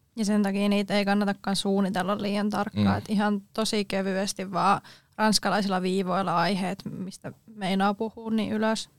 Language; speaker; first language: Finnish; native; Finnish